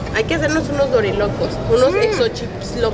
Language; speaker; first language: Spanish; native; Spanish